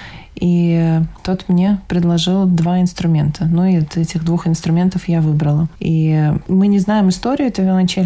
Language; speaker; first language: Russian; native; Russian